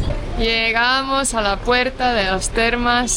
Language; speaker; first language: Spanish; non-native, fluent; Portuguese